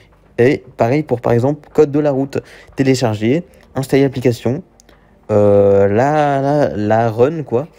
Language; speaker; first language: French; native; French